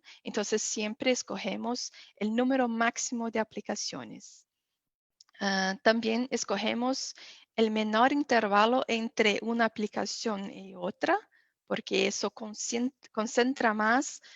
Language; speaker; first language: Spanish; non-native, fluent; Portuguese